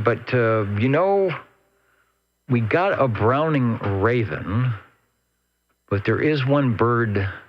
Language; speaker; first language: English; native; English